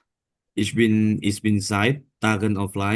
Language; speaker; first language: German; non-native, learner; Indonesian